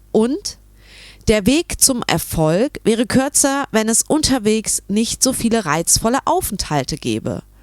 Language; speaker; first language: German; native; German